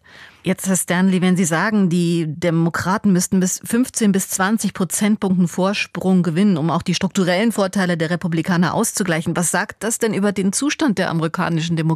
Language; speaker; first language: German; native; German